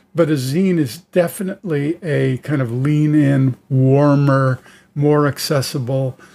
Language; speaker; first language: English; native; English